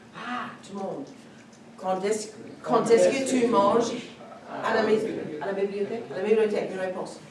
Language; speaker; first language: French; non-native, fluent; English